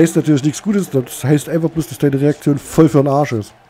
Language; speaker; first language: German; native; German